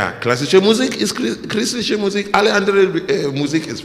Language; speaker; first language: German; non-native, learner; English